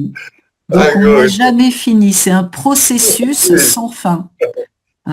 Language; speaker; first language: French; native; French